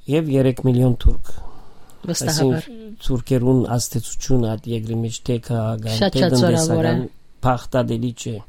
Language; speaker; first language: Armenian; native; Armenian